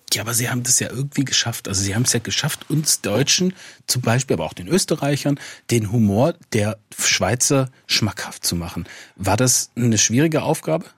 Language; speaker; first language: German; native; German